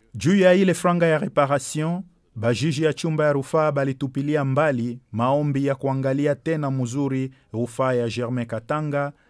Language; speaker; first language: Swahili; native; Swahili